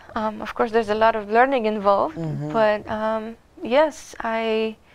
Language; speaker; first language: English; non-native, fluent; Bulgarian